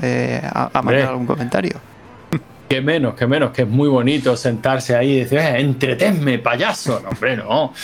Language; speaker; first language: Spanish; native; Spanish